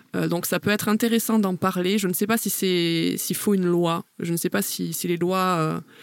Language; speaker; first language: French; native; French